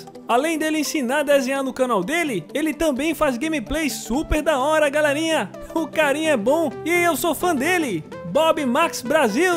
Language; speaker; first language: Portuguese; native; Portuguese